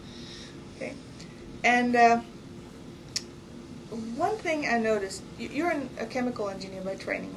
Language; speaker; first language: English; non-native, fluent; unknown